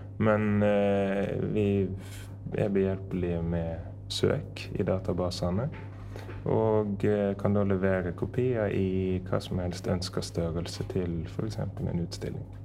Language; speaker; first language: Norwegian; native; Norwegian